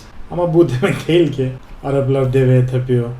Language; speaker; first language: Turkish; non-native, fluent; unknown